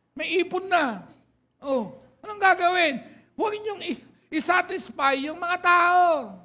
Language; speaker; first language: Filipino; native; Filipino